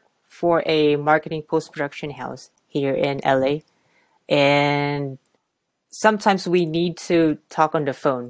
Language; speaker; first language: English; non-native, local second language; Cebuano